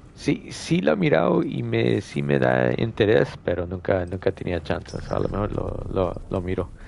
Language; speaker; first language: Spanish; early bilingual, heritage; Spanish